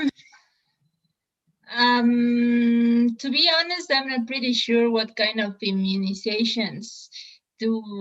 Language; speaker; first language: English; non-native, learner; Spanish